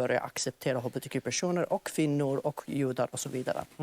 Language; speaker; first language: Swedish; non-native, fluent; Arabic